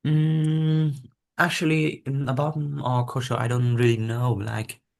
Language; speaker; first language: English; non-native, learner; Vietnamese